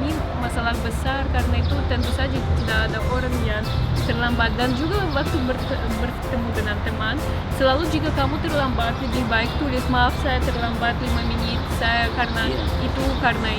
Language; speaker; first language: Indonesian; non-native, fluent; Russian